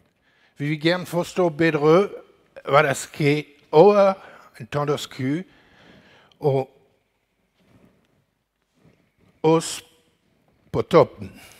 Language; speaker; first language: Danish; non-native, learner; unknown